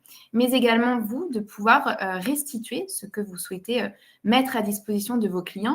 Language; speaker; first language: French; native; French